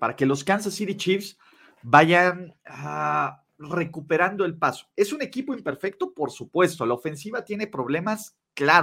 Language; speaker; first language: Spanish; native; Spanish